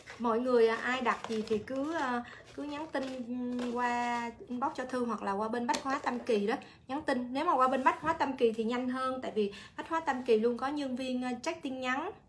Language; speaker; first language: Vietnamese; native; Vietnamese